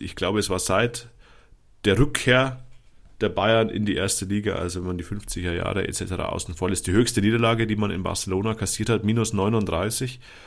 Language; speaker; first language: German; native; German